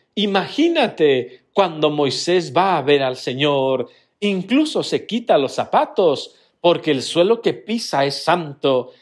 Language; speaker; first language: Spanish; native; Spanish